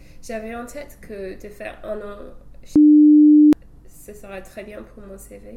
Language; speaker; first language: French; non-native, fluent; English